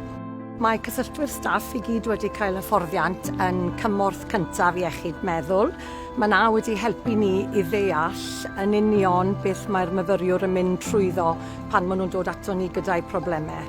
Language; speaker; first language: Welsh; native; Welsh